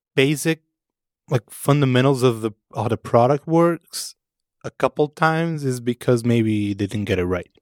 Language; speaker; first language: English; non-native, fluent; Portuguese